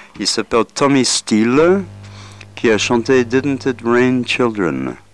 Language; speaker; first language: French; non-native, learner; English